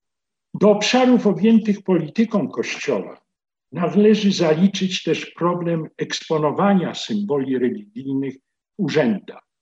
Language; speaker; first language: Polish; native; Polish